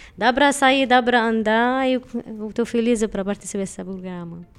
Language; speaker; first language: Portuguese; non-native, fluent; Arabic